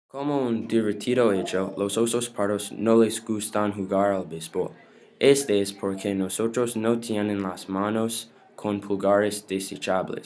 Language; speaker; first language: Spanish; non-native, learner; English